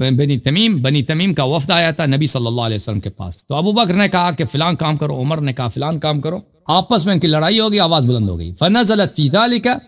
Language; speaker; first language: Urdu; non-native, fluent; Persian